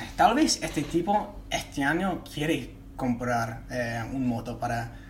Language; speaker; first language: Spanish; non-native, fluent; English